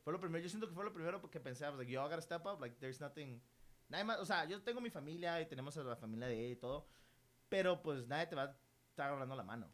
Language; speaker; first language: Spanish; early bilingual, heritage; Spanish